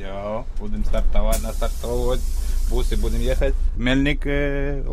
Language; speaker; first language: Czech; non-native, learner; Ukrainian